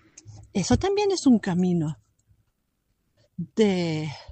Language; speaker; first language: Spanish; non-native, fluent; German